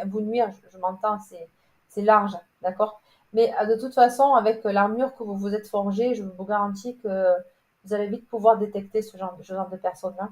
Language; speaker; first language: French; native; French